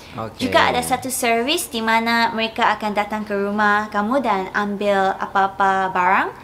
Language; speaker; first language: Malay; native; Malay